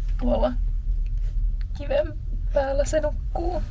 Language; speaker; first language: Finnish; native; Finnish